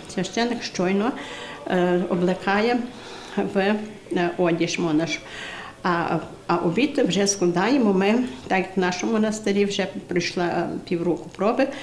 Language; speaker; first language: Ukrainian; native; Ukrainian